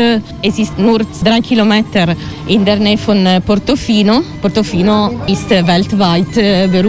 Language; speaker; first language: German; non-native, learner; Italian